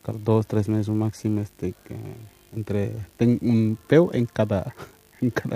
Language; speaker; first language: Catalan; early bilingual, other home language; Wolof